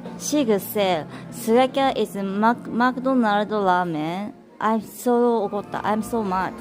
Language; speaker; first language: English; non-native, learner; Japanese